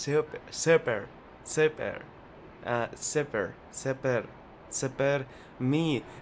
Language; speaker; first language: Turkish; non-native, learner; Russian